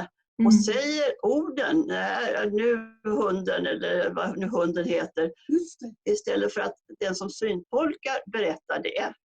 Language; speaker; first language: Swedish; native; Swedish